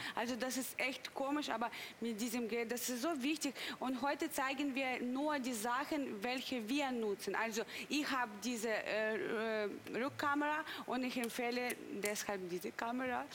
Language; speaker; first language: German; non-native, learner; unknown